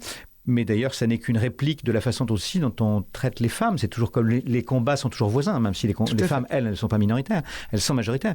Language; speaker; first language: French; native; French